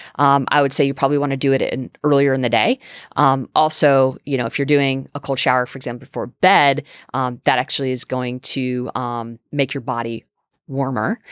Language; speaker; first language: English; native; English